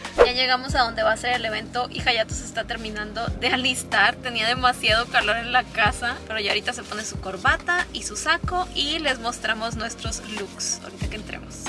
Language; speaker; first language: Spanish; native; Spanish